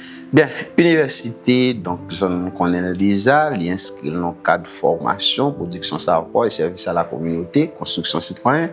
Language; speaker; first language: Haitian Creole; native; Haitian Creole